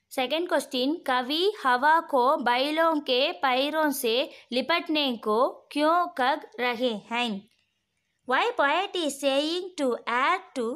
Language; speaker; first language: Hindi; non-native, local second language; Tamil